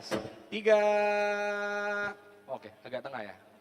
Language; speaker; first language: Indonesian; native; Indonesian